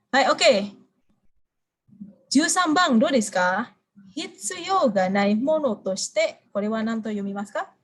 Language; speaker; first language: Japanese; non-native, fluent; Indonesian